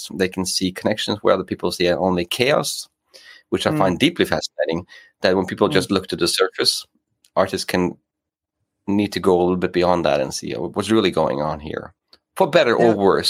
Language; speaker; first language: English; non-native, fluent; Norwegian